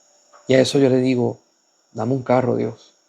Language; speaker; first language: Spanish; native; Spanish